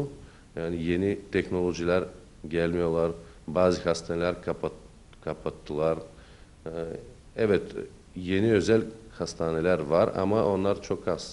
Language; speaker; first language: Turkish; early bilingual, heritage; Turkish